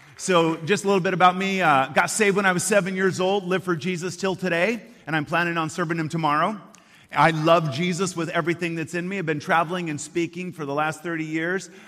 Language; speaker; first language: English; native; English